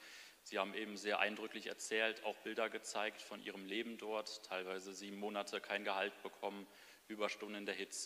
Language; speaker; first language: German; native; German